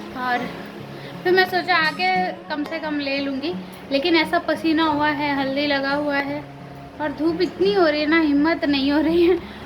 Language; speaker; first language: Hindi; non-native, local second language; Telugu